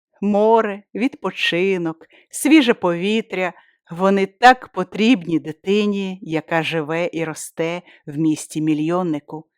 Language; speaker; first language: Ukrainian; native; Ukrainian